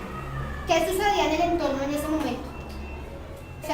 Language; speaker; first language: Spanish; native; Spanish